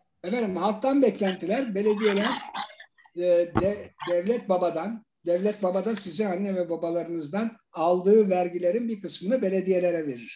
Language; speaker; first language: Turkish; native; Turkish